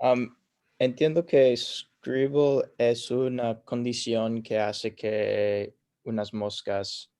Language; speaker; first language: Spanish; non-native, fluent; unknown